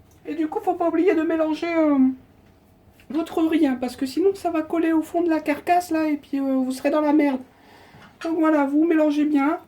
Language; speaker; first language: French; native; French